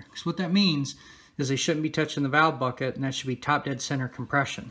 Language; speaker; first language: English; native; English